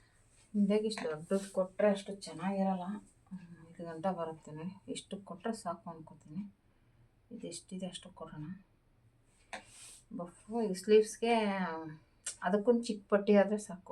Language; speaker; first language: Kannada; native; Kannada